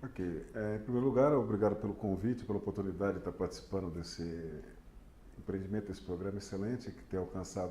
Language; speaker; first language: Portuguese; native; Portuguese